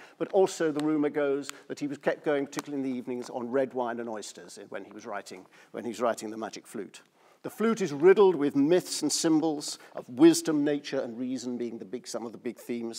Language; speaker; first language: English; native; English